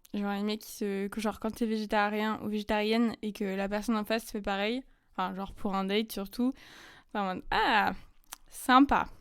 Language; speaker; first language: French; native; French